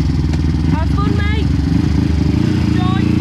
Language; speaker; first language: English; native; English